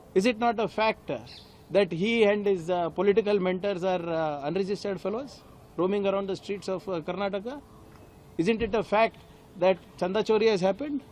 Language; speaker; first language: English; non-native, local second language; Hindi